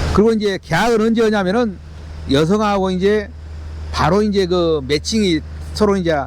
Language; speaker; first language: Korean; native; Korean